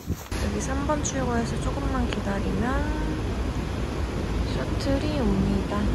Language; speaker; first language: Korean; native; Korean